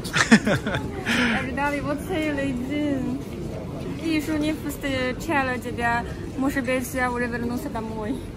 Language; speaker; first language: Russian; non-native, learner; Chinese